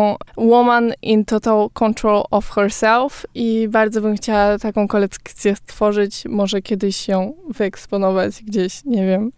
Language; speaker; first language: Polish; early bilingual, heritage; Polish